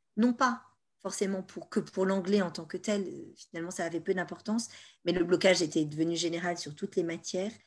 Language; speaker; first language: French; native; French